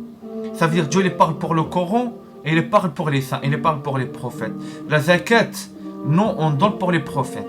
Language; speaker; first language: French; non-native, learner; Arabic